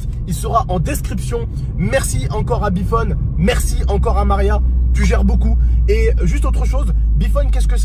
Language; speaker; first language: French; native; French